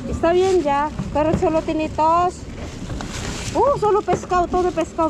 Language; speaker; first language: Spanish; non-native, learner; Filipino